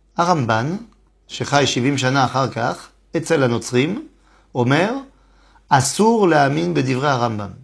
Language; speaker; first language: Hebrew; non-native, fluent; French